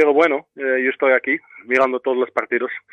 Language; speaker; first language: Spanish; non-native, fluent; Dutch